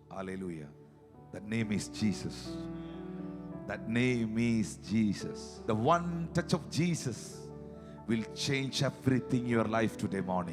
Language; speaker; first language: English; non-native, local second language; Malayalam